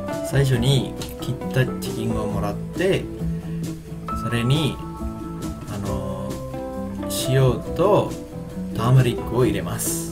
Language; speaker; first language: Japanese; non-native, learner; Sinhala